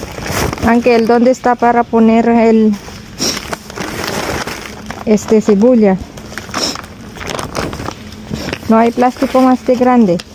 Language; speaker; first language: Spanish; non-native, learner; Filipino